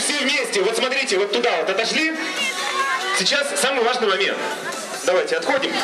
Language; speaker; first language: Russian; native; Russian